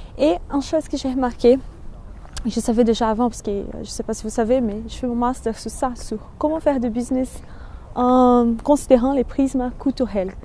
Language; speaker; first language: French; non-native, fluent; Portuguese